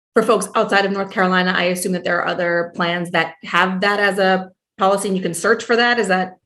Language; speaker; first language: English; native; English